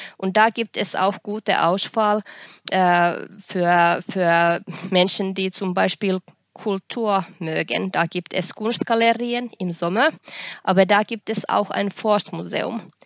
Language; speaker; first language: German; non-native, fluent; Finnish